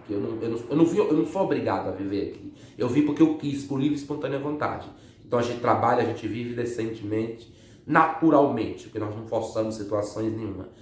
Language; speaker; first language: Portuguese; native; Portuguese